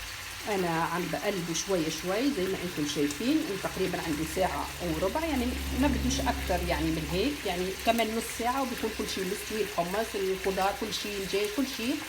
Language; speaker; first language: Arabic; native; Arabic